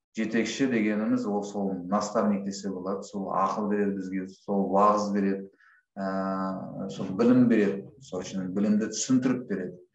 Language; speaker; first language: Kazakh; non-native, local second language; Russian